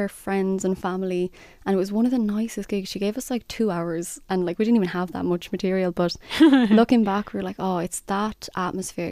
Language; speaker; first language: English; native; English